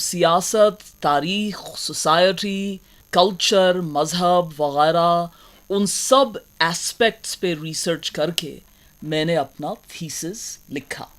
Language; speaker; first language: Urdu; non-native, local second language; Kashmiri